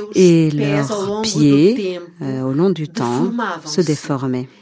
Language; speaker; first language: French; non-native, fluent; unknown